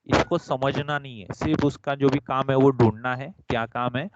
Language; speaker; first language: Hindi; non-native, local second language; Marathi